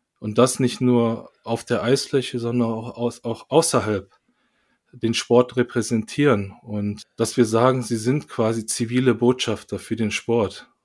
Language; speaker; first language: German; early bilingual, other home language; Korean